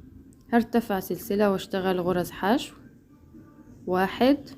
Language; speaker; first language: Arabic; native; Arabic